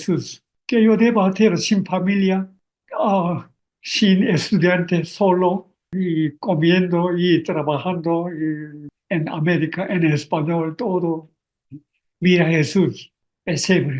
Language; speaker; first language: Spanish; non-native, learner; Korean